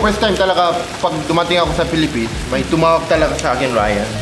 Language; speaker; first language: Filipino; non-native, fluent; Korean